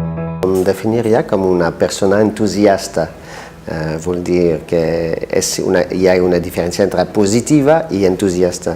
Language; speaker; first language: Catalan; non-native, fluent; French